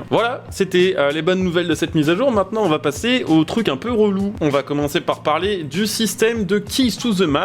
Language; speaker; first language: French; native; French